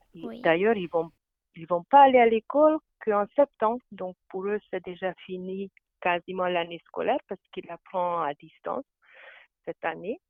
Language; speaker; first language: French; non-native, fluent; Hungarian